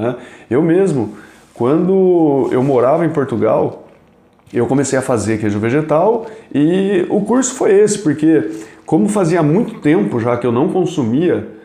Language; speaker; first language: Portuguese; native; Portuguese